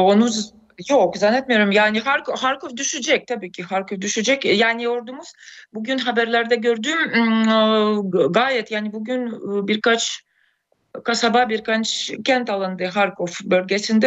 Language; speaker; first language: Turkish; non-native, fluent; Russian